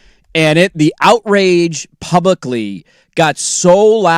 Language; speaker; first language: English; native; English